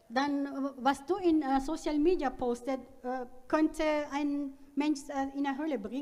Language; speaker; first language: German; non-native, fluent; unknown